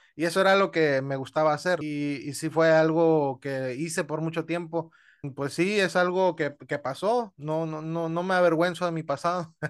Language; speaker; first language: Spanish; early bilingual, heritage; Spanish